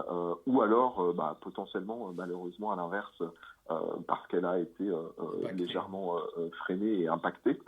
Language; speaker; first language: French; native; French